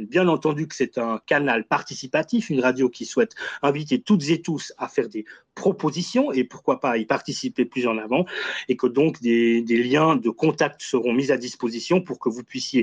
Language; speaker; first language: French; native; French